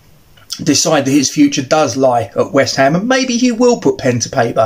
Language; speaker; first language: English; native; English